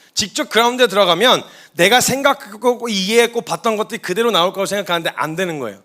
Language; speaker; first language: Korean; native; Korean